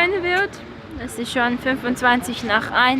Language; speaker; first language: German; non-native, fluent; Romanian